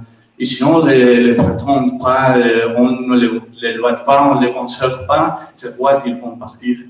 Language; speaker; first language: French; non-native, learner; Catalan